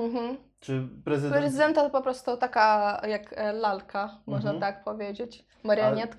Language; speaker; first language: Polish; non-native, learner; Russian